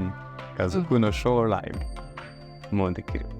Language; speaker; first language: Japanese; non-native, learner; French